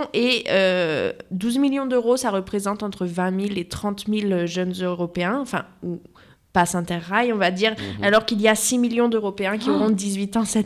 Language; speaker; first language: French; native; French